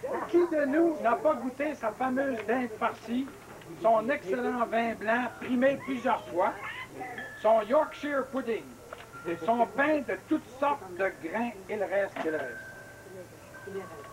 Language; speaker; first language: French; native; French